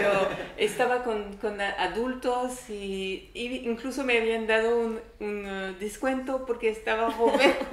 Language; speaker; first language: Spanish; non-native, learner; French